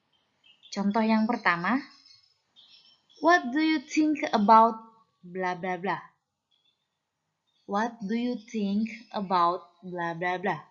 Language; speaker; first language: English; non-native, fluent; Indonesian